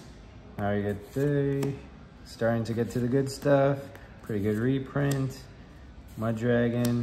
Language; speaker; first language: English; native; English